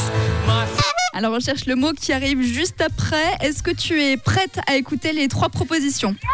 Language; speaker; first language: French; native; French